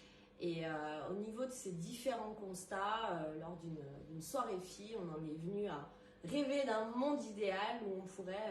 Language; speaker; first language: French; native; French